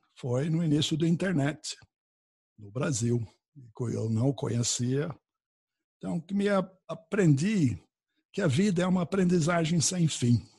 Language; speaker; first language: Portuguese; non-native, fluent; English